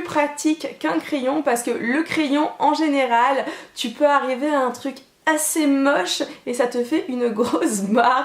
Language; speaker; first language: French; native; French